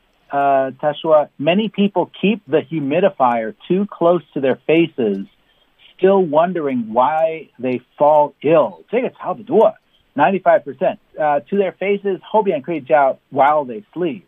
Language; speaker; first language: English; native; English